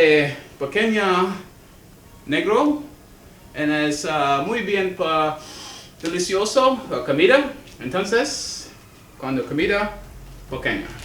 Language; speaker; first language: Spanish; non-native, learner; English